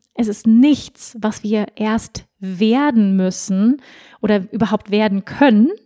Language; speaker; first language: German; native; German